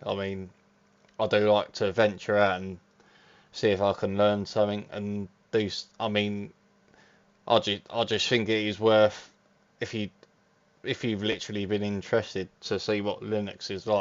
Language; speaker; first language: English; native; English